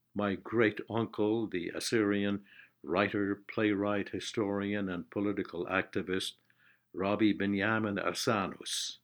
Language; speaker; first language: English; non-native, fluent; Persian